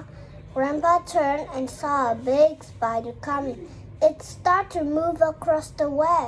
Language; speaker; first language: English; non-native, learner; Vietnamese